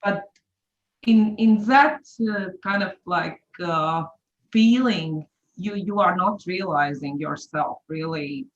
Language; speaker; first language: English; non-native, fluent; Latvian